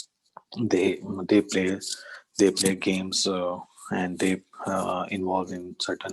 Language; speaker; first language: English; non-native, learner; Urdu